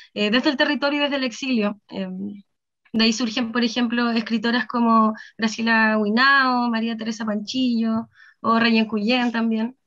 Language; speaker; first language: Spanish; native; Spanish